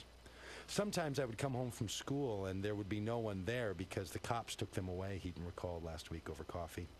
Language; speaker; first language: English; native; English